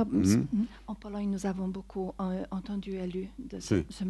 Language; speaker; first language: French; non-native, fluent; Polish